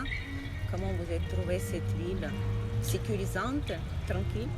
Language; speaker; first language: French; non-native, learner; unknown